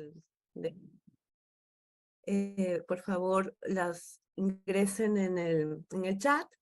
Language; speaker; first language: Spanish; native; Spanish